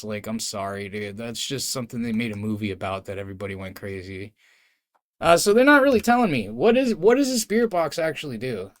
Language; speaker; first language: English; native; English